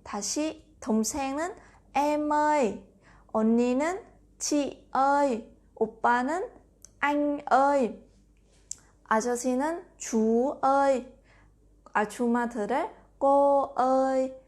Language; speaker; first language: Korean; non-native, fluent; Vietnamese